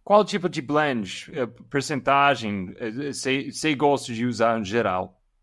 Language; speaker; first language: Portuguese; non-native, fluent; English